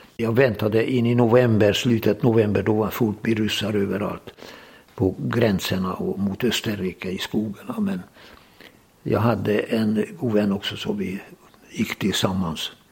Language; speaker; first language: Swedish; non-native, fluent; Hungarian